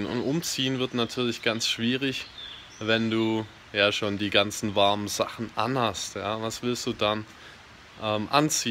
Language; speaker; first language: German; native; German